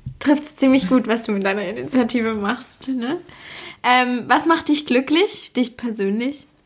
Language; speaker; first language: German; native; German